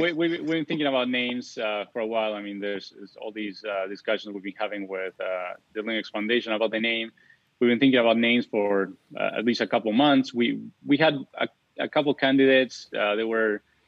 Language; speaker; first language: English; non-native, fluent; Spanish